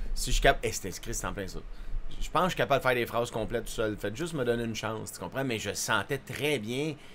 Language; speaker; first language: French; native; French